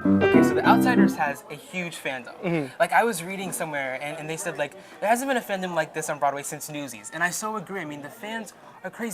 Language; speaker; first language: English; native; English